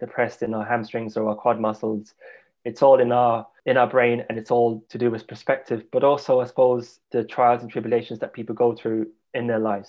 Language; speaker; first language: English; native; English